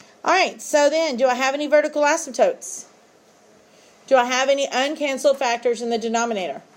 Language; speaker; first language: English; native; English